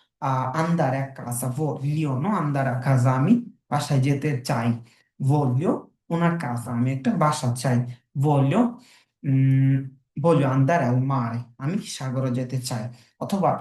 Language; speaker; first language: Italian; non-native, fluent; Bangla